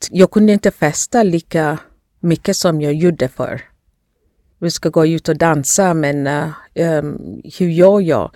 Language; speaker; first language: Swedish; non-native, fluent; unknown